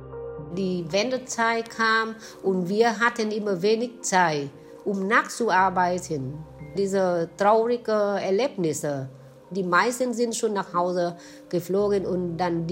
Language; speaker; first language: German; non-native, fluent; Vietnamese